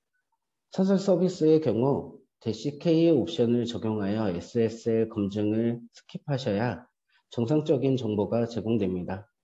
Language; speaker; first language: Korean; native; Korean